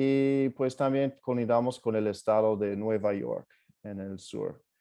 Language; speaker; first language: Spanish; non-native, fluent; English